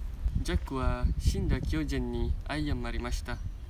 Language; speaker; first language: Japanese; non-native, learner; Indonesian